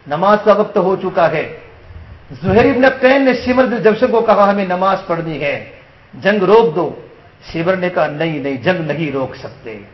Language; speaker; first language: Urdu; non-native, local second language; Gujarati